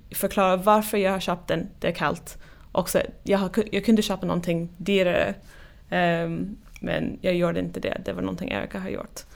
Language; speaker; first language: Swedish; non-native, fluent; English